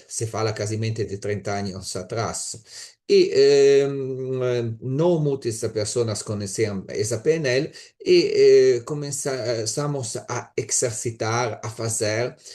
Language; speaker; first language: Spanish; non-native, learner; Italian